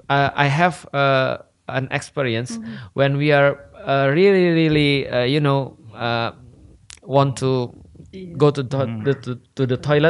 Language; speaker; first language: English; non-native, fluent; Indonesian